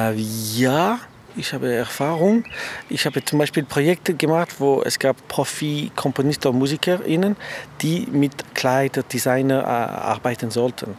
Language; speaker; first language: German; non-native, fluent; French